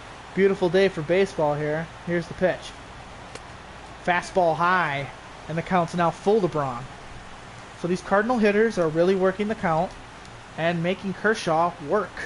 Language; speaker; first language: English; native; English